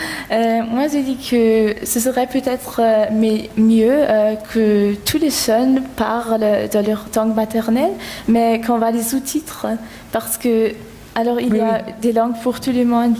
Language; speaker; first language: French; non-native, fluent; German